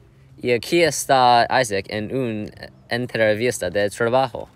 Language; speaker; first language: Spanish; non-native, learner; English